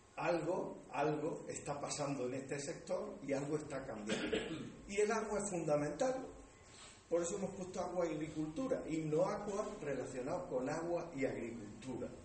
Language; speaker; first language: Spanish; native; Spanish